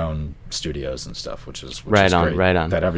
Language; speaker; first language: English; native; English